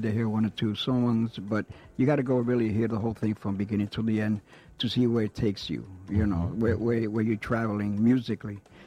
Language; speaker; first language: English; native; English